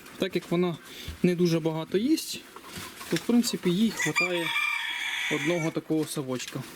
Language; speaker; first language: Ukrainian; native; Ukrainian